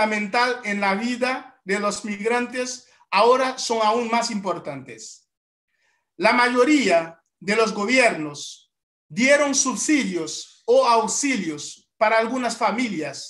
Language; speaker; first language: Spanish; non-native, fluent; Haitian Creole